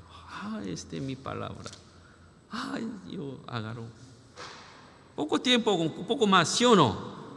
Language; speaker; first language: Spanish; non-native, learner; Korean